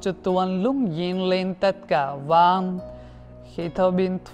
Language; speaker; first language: Vietnamese; non-native, learner; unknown